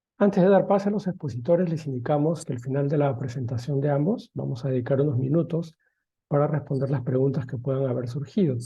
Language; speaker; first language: Spanish; native; Spanish